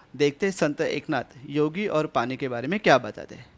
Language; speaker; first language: Hindi; non-native, local second language; Marathi